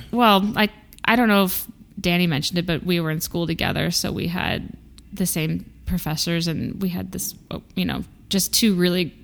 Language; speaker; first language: English; native; English